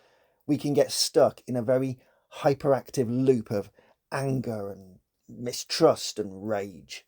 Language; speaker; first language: English; native; English